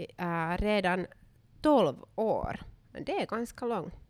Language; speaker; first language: Swedish; non-native, local second language; Finnish